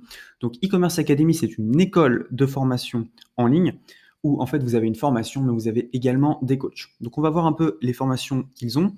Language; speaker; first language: French; native; French